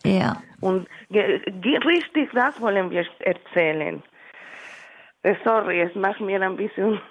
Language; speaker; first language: German; non-native, learner; Spanish